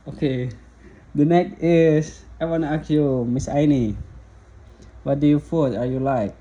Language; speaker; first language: English; non-native, learner; Indonesian